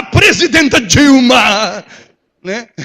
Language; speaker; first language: Portuguese; native; Portuguese